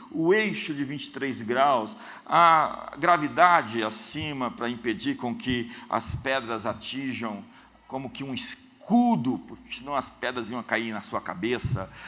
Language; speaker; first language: Portuguese; native; Portuguese